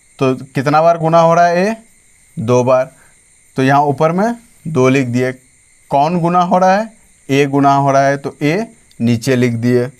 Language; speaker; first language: Hindi; native; Hindi